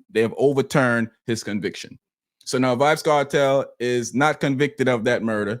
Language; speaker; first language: English; native; English